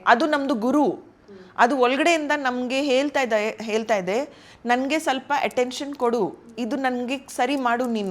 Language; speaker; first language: Kannada; non-native, local second language; Hindi